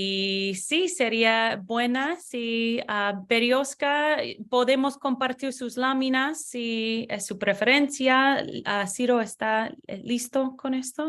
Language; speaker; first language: Spanish; non-native, learner; English